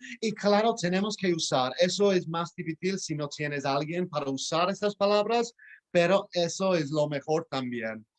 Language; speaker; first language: Spanish; non-native, fluent; English